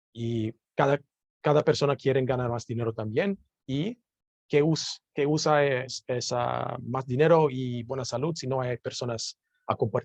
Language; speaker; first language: Spanish; non-native, learner; English